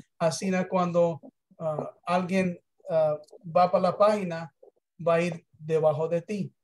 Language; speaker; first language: Spanish; early bilingual, heritage; English